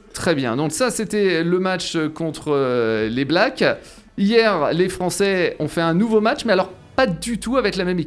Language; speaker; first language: French; native; French